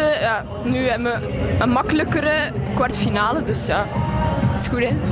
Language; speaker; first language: Dutch; native; Dutch